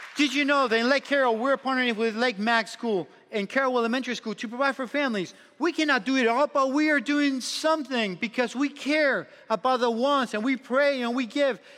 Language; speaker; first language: English; non-native, fluent; Spanish